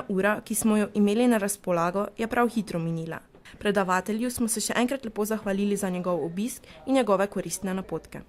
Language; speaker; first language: Slovenian; native; Slovenian